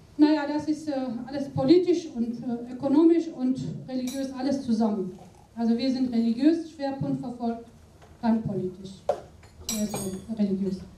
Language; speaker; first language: German; non-native, fluent; Aramaic